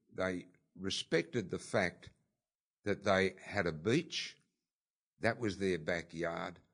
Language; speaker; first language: English; native; English